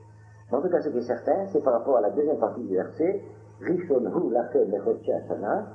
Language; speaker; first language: French; native; French